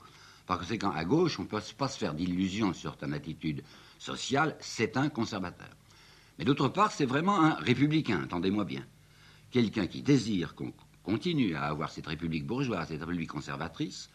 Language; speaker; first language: French; native; French